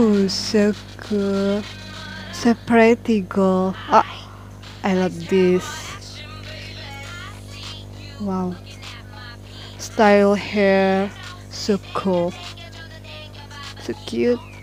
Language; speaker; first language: English; non-native, learner; Indonesian